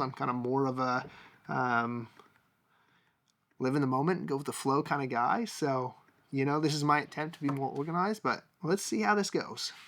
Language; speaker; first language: English; native; English